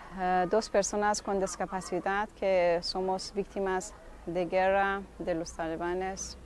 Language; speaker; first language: Spanish; non-native, learner; Persian